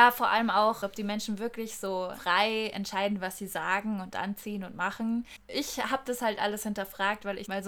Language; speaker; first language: German; native; German